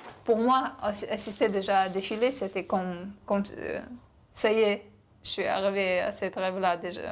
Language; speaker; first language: French; non-native, fluent; Chechen